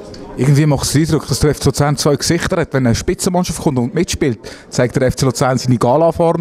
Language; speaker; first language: German; native; German